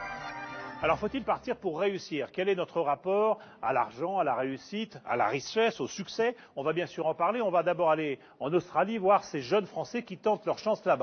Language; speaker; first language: French; native; French